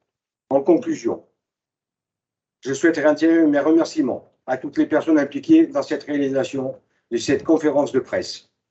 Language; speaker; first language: French; native; French